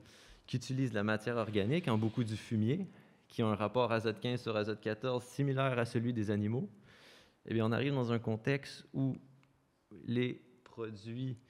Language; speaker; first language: French; native; French